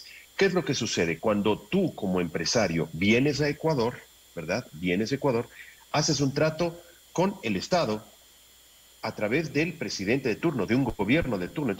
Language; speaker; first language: Spanish; native; Spanish